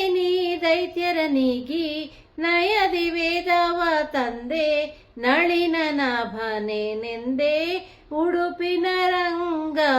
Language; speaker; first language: Kannada; native; Kannada